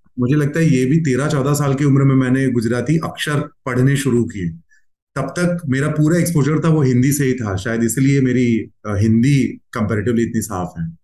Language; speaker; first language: Hindi; non-native, local second language; Gujarati